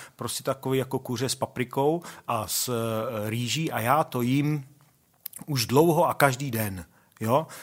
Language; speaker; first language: Czech; native; Czech